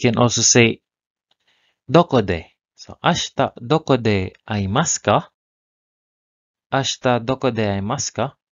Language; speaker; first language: Japanese; non-native, learner; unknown